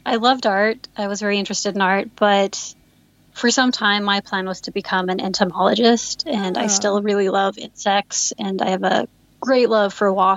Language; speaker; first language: English; native; English